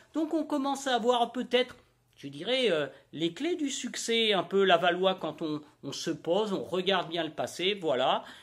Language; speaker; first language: French; native; French